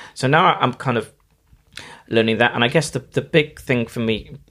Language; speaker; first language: English; native; English